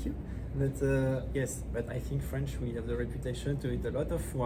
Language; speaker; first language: English; non-native, learner; French